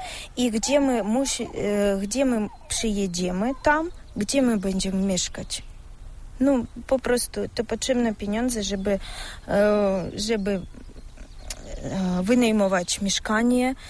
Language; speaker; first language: Ukrainian; non-native, local second language; Russian